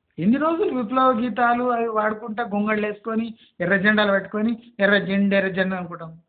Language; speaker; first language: Telugu; native; Telugu